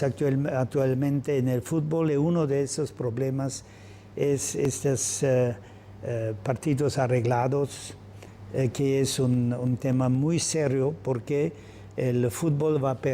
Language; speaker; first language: Spanish; non-native, fluent; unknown